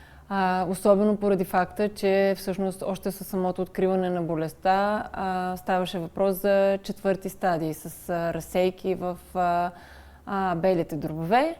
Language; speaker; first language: Bulgarian; native; Bulgarian